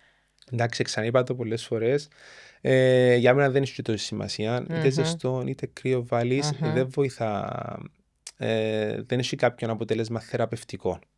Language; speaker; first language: Greek; native; Greek